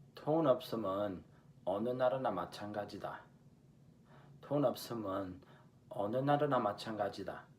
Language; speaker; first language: Korean; non-native, fluent; English